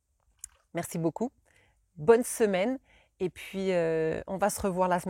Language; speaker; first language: French; native; French